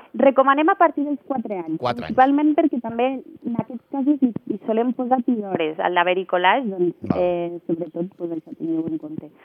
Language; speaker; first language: Catalan; native; Catalan